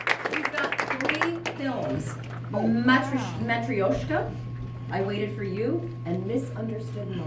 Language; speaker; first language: English; native; English